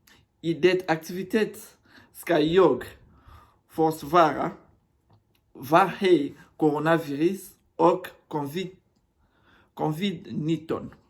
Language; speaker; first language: Swedish; non-native, learner; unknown